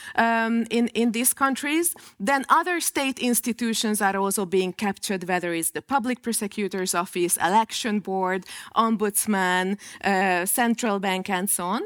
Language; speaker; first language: English; non-native, fluent; Hungarian